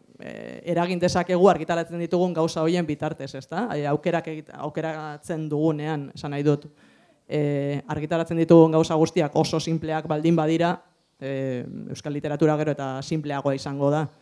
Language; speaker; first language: Basque; native; Basque